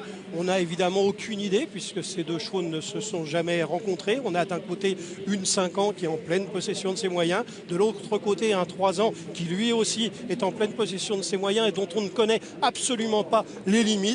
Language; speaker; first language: French; native; French